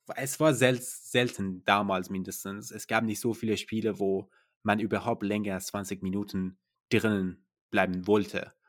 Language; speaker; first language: German; non-native, fluent; Persian